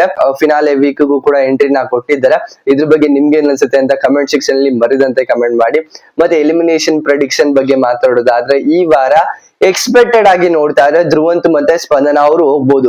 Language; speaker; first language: Kannada; native; Kannada